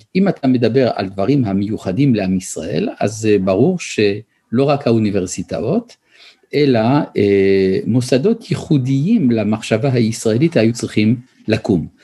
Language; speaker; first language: Hebrew; early bilingual, other home language; French